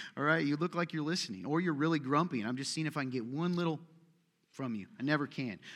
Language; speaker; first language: English; native; English